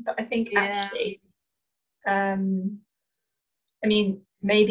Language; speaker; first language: English; native; English